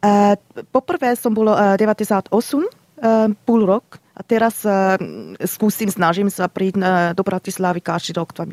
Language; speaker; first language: Slovak; non-native, learner; German